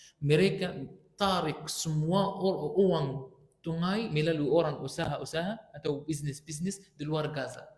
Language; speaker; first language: Malay; non-native, fluent; Arabic